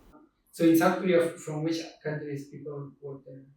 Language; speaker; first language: English; non-native, fluent; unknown